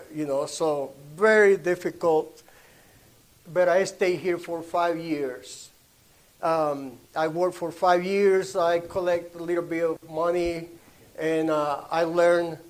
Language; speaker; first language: English; non-native, learner; Spanish